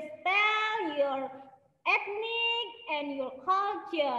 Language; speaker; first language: English; non-native, learner; Indonesian